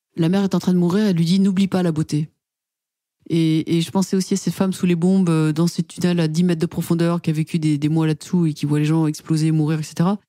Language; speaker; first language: French; native; French